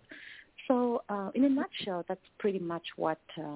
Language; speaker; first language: English; non-native, local second language; Tumbuka